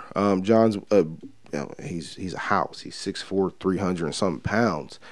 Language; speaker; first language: English; native; English